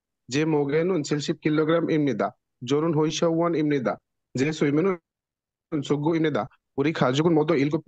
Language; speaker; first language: Korean; non-native, learner; Bangla